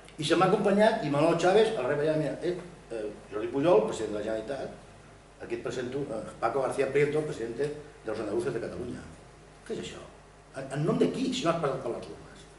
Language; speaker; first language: Catalan; non-native, local second language; Spanish